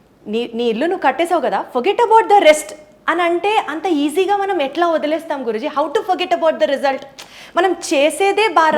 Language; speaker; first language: Telugu; native; Telugu